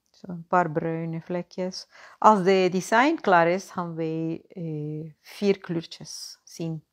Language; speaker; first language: Dutch; non-native, fluent; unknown